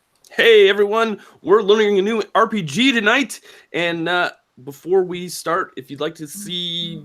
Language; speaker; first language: English; native; English